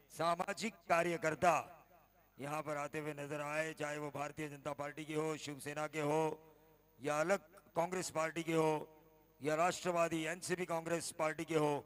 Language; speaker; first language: Hindi; non-native, local second language; Marathi